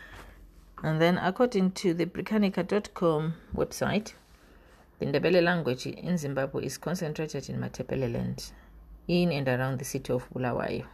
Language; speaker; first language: English; non-native, local second language; North Ndebele